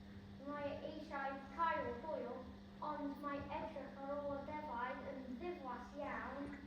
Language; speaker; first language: Welsh; non-native, local second language; English